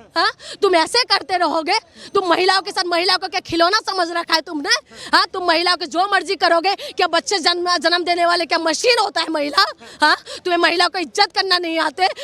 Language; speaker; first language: Hindi; non-native, local second language; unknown